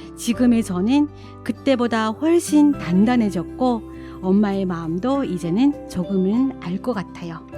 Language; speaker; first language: Korean; non-native, fluent; Chinese